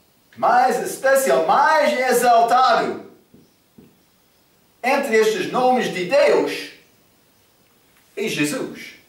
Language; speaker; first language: Portuguese; non-native, fluent; English